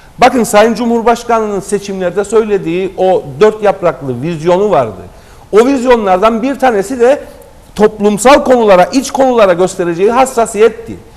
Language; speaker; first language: Turkish; native; Turkish